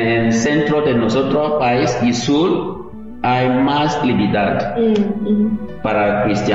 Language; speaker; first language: Spanish; non-native, learner; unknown